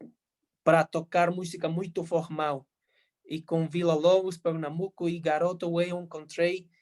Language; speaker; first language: Portuguese; non-native, fluent; Spanish